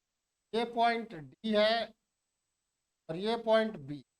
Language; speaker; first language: Hindi; native; Hindi